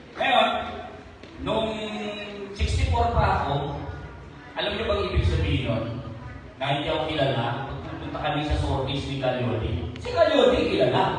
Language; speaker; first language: Filipino; non-native, local second language; Hiligaynon